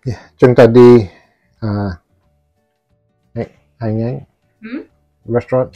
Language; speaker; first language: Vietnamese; non-native, learner; Italian